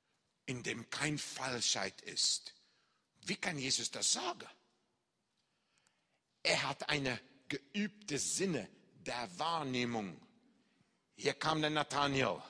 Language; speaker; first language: German; non-native, fluent; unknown